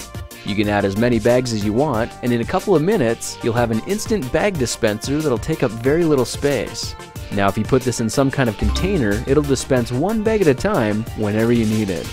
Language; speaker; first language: English; native; English